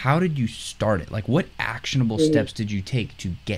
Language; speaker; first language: English; native; English